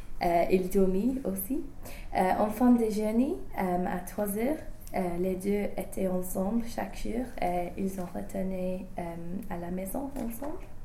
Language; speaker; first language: French; non-native, learner; English